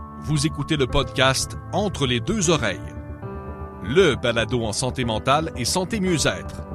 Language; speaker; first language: French; native; French